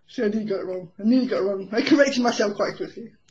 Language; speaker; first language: English; native; English